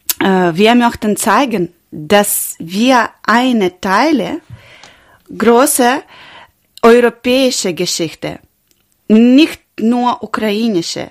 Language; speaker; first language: German; non-native, learner; Ukrainian